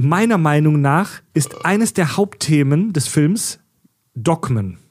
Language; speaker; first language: German; native; German